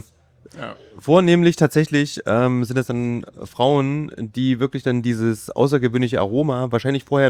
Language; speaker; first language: German; native; German